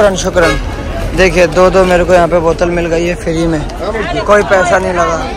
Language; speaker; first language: Hindi; native; Hindi